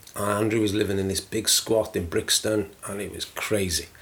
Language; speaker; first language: English; native; English